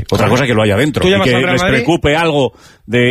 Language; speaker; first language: Spanish; native; Spanish